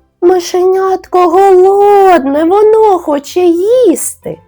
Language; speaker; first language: Ukrainian; native; Ukrainian